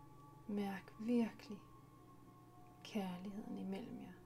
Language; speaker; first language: Danish; native; Danish